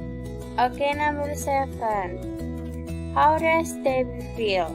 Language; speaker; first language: English; non-native, fluent; Indonesian